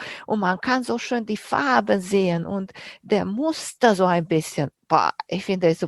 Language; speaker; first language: German; non-native, fluent; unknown